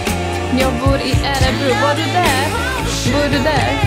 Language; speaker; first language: Swedish; non-native, learner; Czech